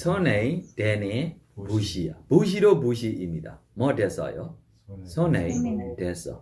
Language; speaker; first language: Korean; non-native, fluent; Burmese